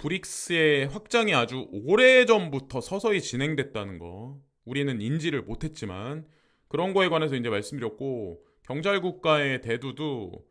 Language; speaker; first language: Korean; native; Korean